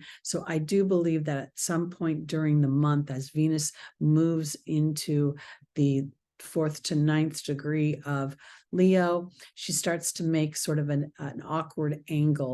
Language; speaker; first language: English; native; English